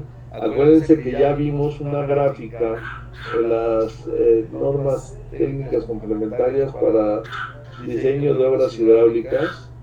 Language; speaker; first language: Spanish; native; Spanish